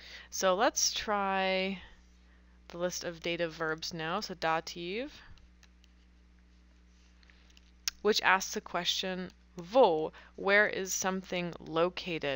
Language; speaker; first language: English; native; English